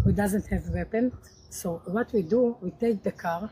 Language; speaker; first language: English; non-native, learner; Hebrew